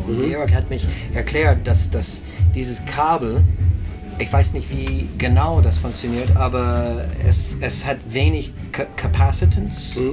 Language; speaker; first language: German; non-native, fluent; English